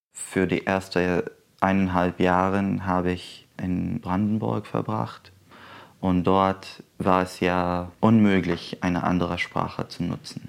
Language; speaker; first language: German; non-native, fluent; Arabic